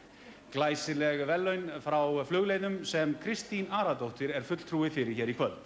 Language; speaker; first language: Icelandic; native; Icelandic